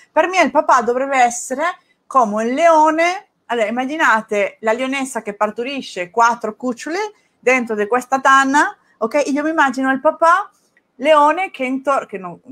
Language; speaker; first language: Italian; non-native, fluent; Spanish